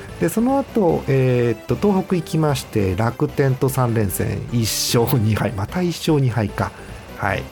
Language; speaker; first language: Japanese; native; Japanese